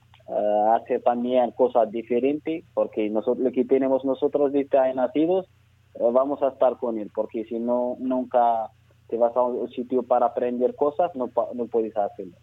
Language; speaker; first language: Spanish; non-native, learner; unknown